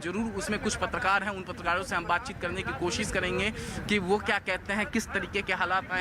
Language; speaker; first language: Hindi; native; Hindi